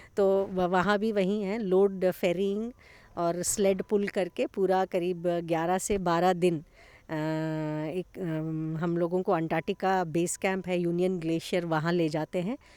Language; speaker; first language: Hindi; non-native, local second language; Kannada